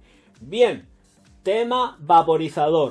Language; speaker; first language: Spanish; native; Spanish